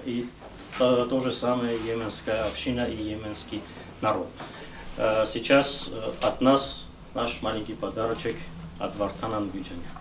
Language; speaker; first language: Russian; non-native, fluent; Armenian